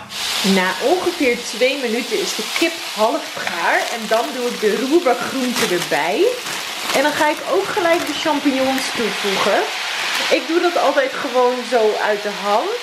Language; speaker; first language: Dutch; native; Dutch